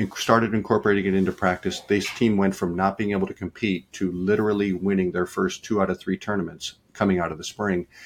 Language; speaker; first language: English; native; English